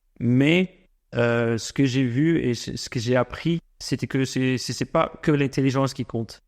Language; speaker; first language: French; non-native, fluent; English